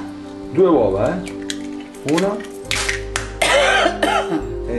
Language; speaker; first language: Italian; native; Italian